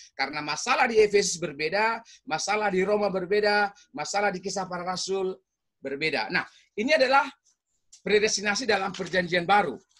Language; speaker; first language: Indonesian; native; Indonesian